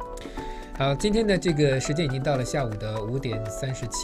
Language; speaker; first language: Chinese; native; Chinese